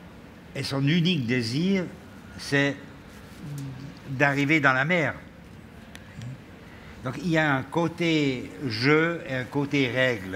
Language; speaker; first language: French; non-native, fluent; German